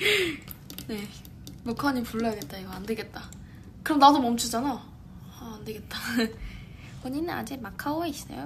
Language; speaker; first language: Korean; native; Korean